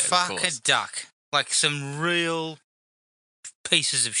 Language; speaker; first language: English; native; English